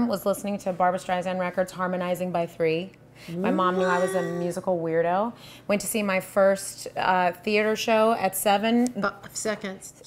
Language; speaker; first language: English; native; English